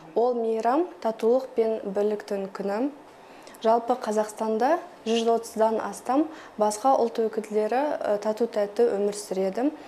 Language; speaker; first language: Kazakh; non-native, local second language; Russian